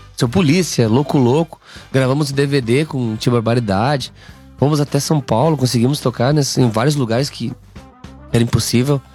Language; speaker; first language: Portuguese; native; Portuguese